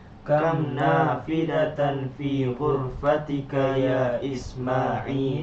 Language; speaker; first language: Arabic; non-native, learner; Indonesian